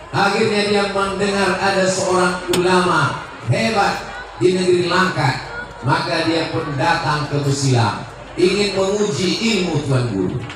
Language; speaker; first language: Indonesian; native; Indonesian